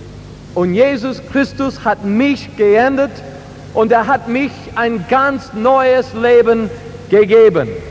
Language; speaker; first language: German; non-native, learner; English